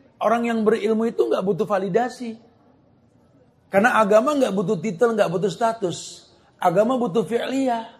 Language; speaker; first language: Indonesian; native; Indonesian